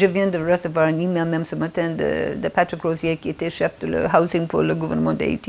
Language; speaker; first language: French; non-native, fluent; English